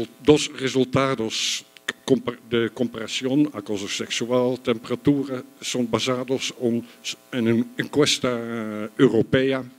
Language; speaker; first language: Spanish; non-native, fluent; Dutch